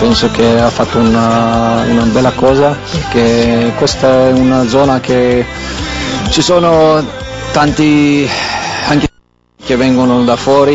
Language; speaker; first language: Italian; non-native, learner; Swedish